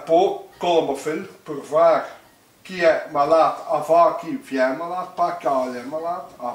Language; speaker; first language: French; non-native, local second language; Dutch